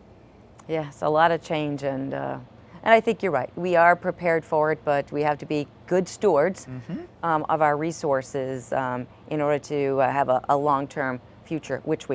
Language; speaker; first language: English; native; English